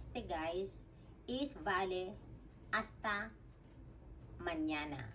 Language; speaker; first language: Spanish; non-native, learner; Filipino